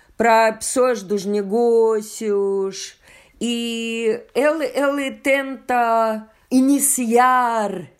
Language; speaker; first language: Portuguese; non-native, learner; Russian